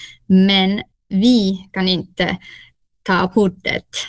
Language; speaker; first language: Swedish; non-native, fluent; Finnish